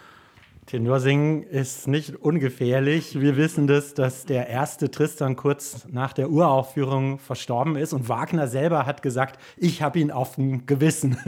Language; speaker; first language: German; native; German